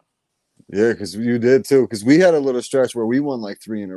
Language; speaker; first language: English; native; English